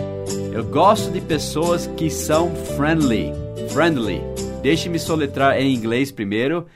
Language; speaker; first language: Portuguese; non-native, fluent; English